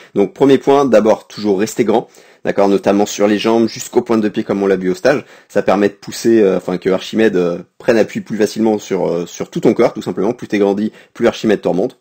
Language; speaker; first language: French; native; French